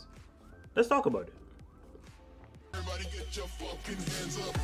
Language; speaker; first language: English; native; English